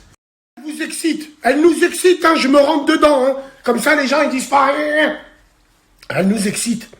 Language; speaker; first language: French; native; French